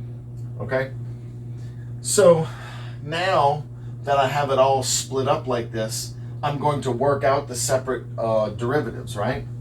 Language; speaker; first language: English; native; English